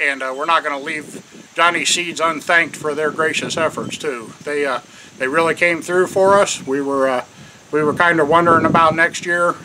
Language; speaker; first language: English; native; English